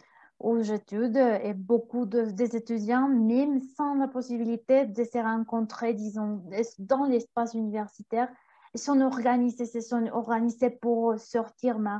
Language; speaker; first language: French; non-native, fluent; Spanish